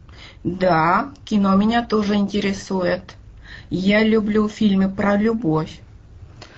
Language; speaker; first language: Russian; non-native, fluent; Finnish